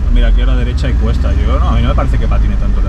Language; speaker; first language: Spanish; native; Spanish